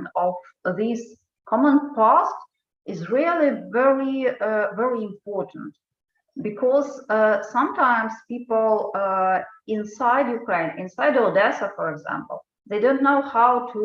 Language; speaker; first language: English; non-native, fluent; Ukrainian